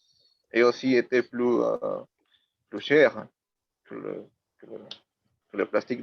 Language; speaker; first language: French; non-native, learner; Spanish